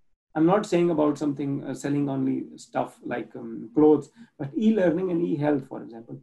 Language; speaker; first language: English; non-native, local second language; Urdu